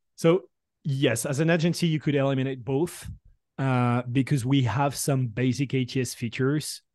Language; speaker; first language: English; non-native, fluent; French